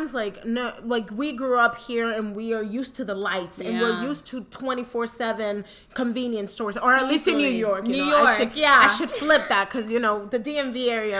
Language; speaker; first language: English; early bilingual, other home language; Spanish